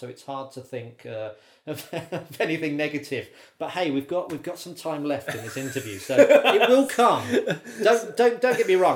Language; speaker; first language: English; native; English